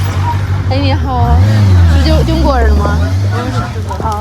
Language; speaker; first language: Chinese; non-native, learner; Indonesian